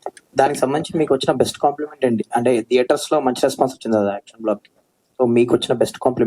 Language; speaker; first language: Telugu; native; Telugu